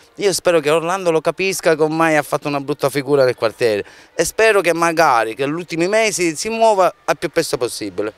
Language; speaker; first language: Italian; native; Italian